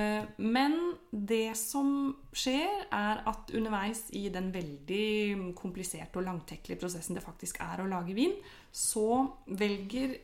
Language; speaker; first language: Norwegian; native; Norwegian